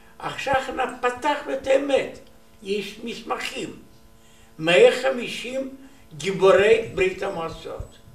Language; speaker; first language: Hebrew; non-native, learner; Romanian